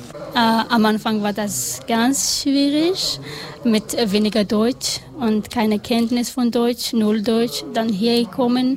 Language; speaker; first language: German; non-native, learner; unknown